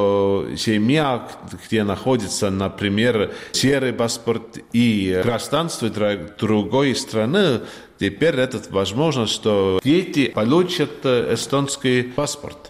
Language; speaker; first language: Russian; non-native, learner; Estonian